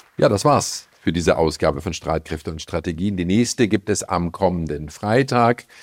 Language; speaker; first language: German; native; German